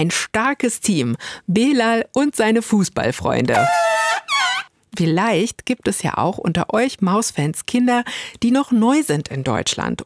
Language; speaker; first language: German; native; German